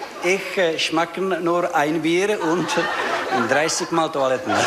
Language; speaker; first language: German; non-native, learner; Czech